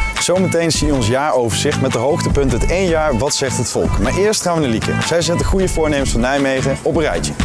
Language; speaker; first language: Dutch; native; Dutch